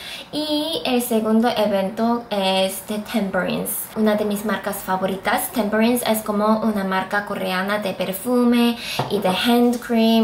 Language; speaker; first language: Spanish; non-native, fluent; Korean